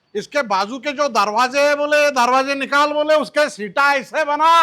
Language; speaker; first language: Hindi; non-native, local second language; Marathi